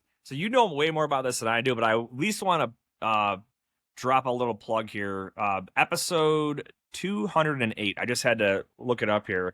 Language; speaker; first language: English; native; English